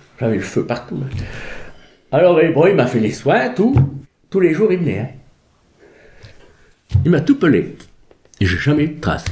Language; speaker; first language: French; native; French